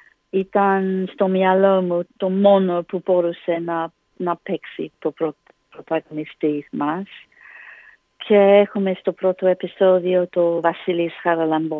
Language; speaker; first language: Greek; non-native, learner; English